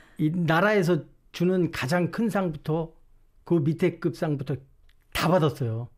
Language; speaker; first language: Korean; native; Korean